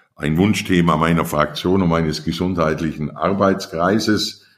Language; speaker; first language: German; native; German